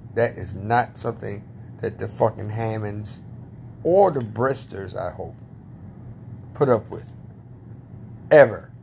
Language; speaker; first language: English; native; English